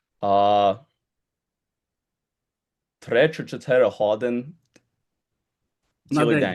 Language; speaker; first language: Ukrainian; early bilingual, heritage; Ukrainian